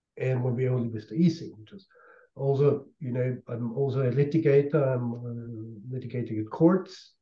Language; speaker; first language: English; non-native, fluent; German